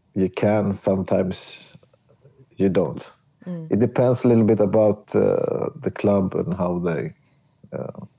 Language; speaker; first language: English; non-native, learner; Swedish